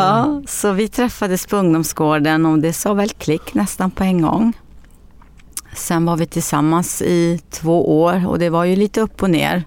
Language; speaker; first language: Swedish; early bilingual, other home language; Arabic